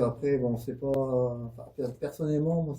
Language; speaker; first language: French; native; French